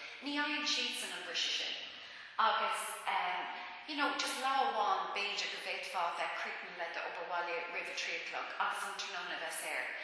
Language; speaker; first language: Irish; non-native, local second language; English